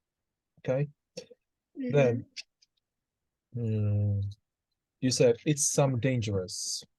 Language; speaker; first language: English; non-native, fluent; Russian